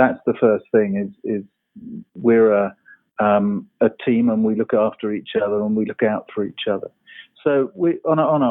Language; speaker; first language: English; native; English